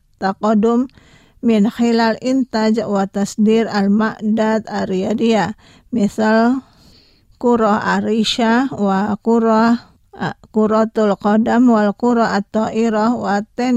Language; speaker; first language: Arabic; non-native, fluent; Indonesian